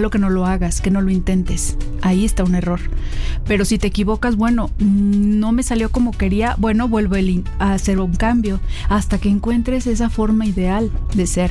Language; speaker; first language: Spanish; native; Spanish